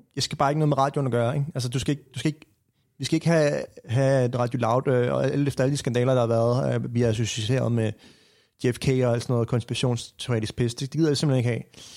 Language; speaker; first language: Danish; native; Danish